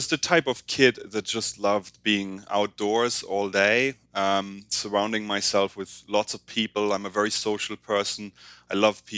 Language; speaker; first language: English; non-native, fluent; German